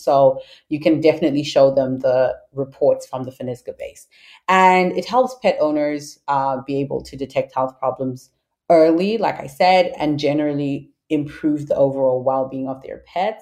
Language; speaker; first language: English; non-native, local second language; Shona